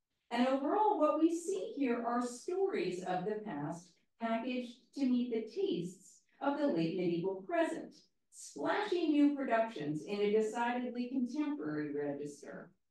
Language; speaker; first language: English; native; English